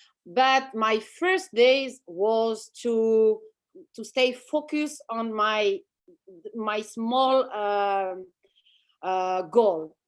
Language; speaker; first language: English; non-native, fluent; French